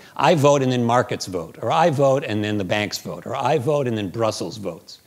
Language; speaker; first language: English; native; English